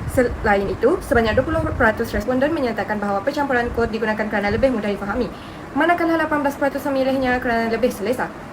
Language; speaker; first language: Malay; native; Malay